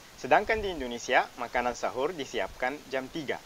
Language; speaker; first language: Indonesian; non-native, fluent; Arabic